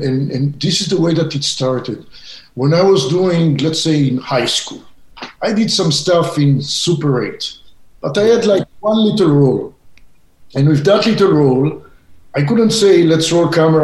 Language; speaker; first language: English; non-native, fluent; Hebrew